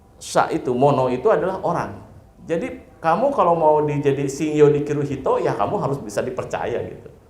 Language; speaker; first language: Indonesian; native; Indonesian